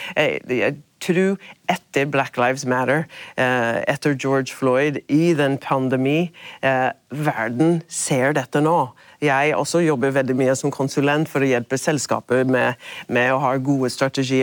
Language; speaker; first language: Norwegian; non-native, fluent; English